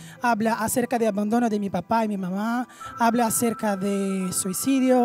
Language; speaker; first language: Spanish; non-native, fluent; Portuguese